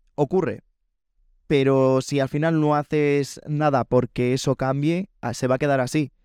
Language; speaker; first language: Spanish; native; Spanish